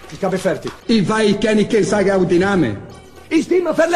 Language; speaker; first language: German; non-native, learner; Italian